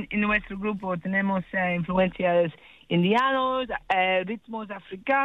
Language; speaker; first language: Spanish; non-native, learner; English